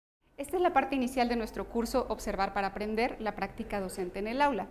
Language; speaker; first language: Spanish; native; Spanish